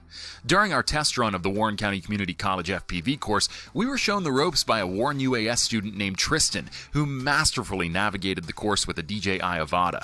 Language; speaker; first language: English; native; English